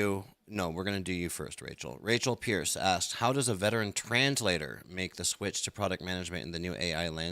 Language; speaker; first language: English; native; English